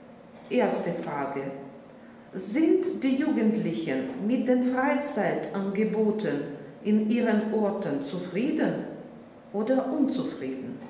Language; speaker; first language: German; non-native, fluent; Russian